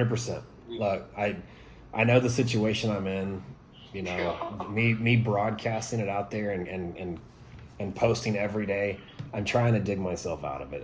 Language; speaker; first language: English; native; English